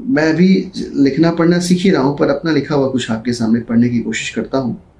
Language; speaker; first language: Hindi; native; Hindi